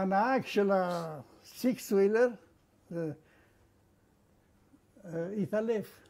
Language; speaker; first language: Hebrew; non-native, fluent; Romanian